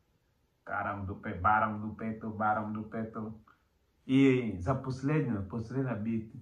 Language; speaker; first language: Bulgarian; non-native, learner; Portuguese